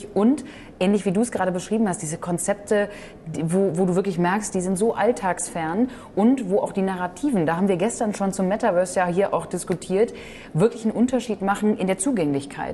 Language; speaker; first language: German; native; German